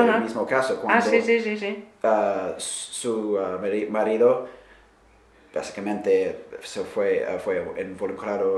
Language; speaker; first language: Spanish; non-native, fluent; English